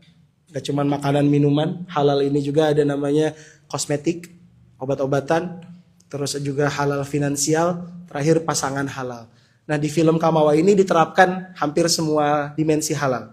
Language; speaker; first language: Indonesian; native; Indonesian